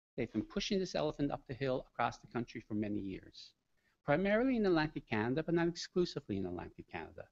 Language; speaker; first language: English; native; English